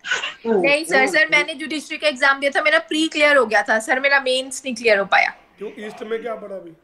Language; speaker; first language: Hindi; native; Hindi